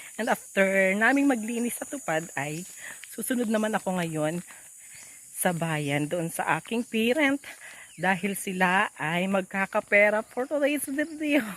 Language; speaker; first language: Filipino; native; Filipino